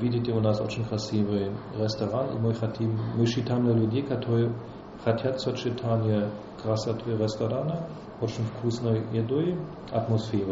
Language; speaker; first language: Russian; non-native, fluent; German